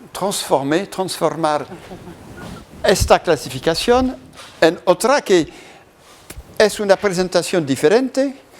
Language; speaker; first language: Spanish; non-native, learner; French